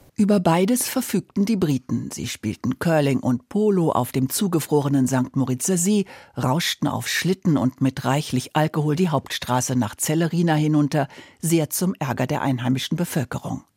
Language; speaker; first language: German; native; German